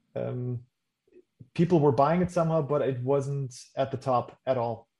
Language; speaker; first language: English; non-native, fluent; German